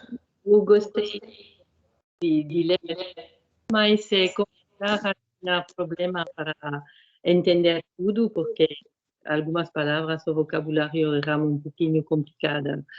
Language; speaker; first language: Portuguese; non-native, fluent; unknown